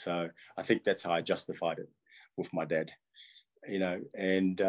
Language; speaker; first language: English; non-native, local second language; Tongan